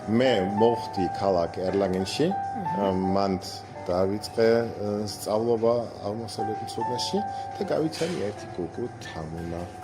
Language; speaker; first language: Georgian; non-native, fluent; German